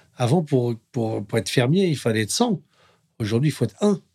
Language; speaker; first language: French; native; French